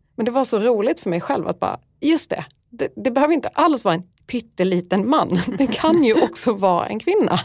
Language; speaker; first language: Swedish; early bilingual, other home language; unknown